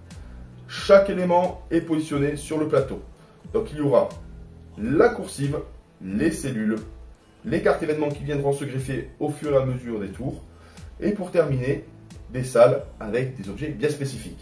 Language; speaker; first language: French; native; French